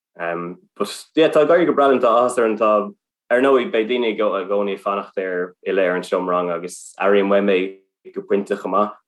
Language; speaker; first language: Irish; non-native, local second language; English